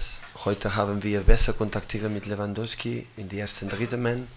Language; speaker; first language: German; non-native, learner; Catalan